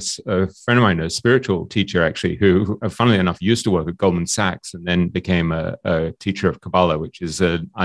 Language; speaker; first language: English; native; English